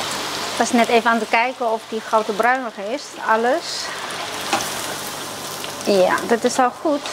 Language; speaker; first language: Dutch; non-native, fluent; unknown